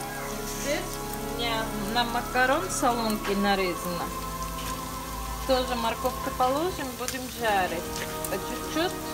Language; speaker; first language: Russian; non-native, learner; Tajik